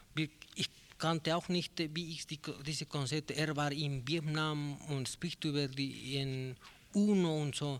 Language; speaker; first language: German; non-native, learner; Spanish